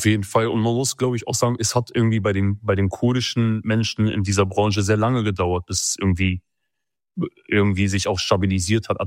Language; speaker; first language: German; early bilingual, other home language; Kurdish